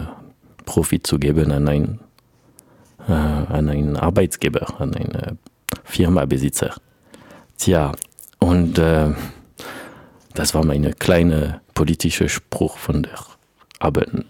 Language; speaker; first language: German; non-native, learner; French